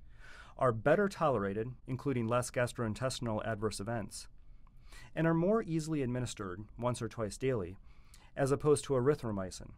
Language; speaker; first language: English; native; English